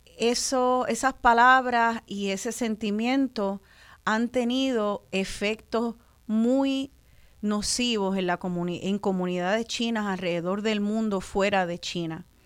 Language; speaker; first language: Spanish; native; Spanish